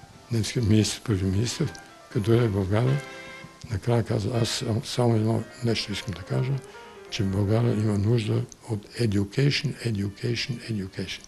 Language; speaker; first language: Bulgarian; early bilingual, heritage; Bulgarian